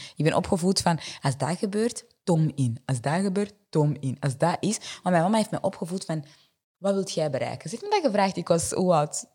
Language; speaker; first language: Dutch; early bilingual, other home language; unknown